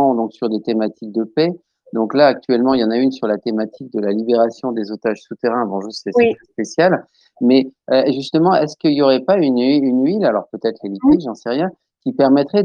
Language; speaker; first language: French; native; French